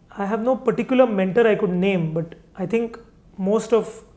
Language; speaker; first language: English; non-native, local second language; Hindi